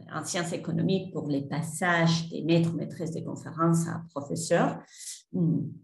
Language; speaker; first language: French; non-native, fluent; Spanish